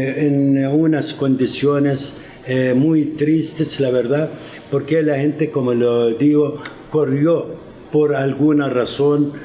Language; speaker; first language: Spanish; non-native, fluent; Arabic